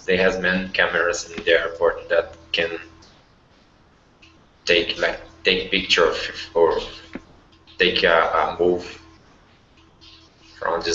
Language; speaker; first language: English; non-native, learner; Portuguese